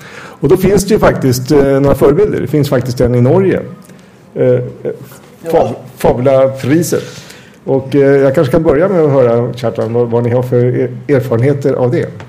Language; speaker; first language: Swedish; native; Swedish